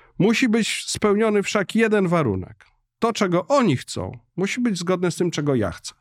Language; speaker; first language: Polish; native; Polish